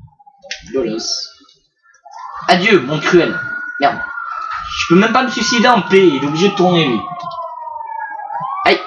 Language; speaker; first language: French; native; French